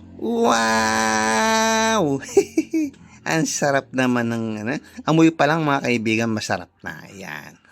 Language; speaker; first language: Filipino; non-native, local second language; Iloko